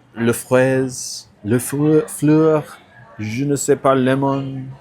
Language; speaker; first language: French; non-native, learner; English